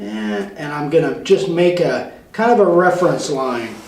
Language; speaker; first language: English; native; English